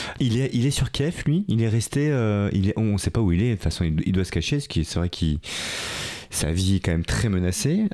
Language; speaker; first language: French; native; French